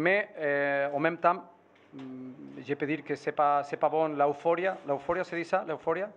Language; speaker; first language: French; non-native, fluent; Spanish